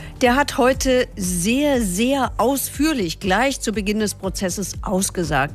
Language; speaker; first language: German; native; German